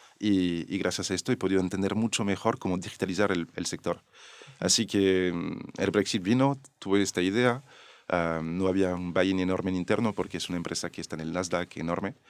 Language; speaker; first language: Spanish; non-native, fluent; French